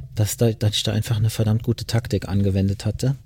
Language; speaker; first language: German; native; German